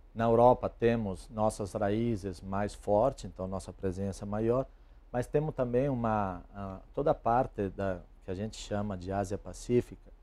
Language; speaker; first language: Portuguese; non-native, fluent; Italian